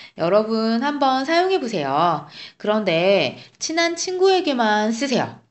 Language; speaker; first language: Korean; native; Korean